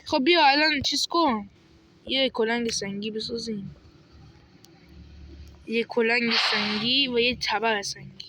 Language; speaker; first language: Persian; native; Persian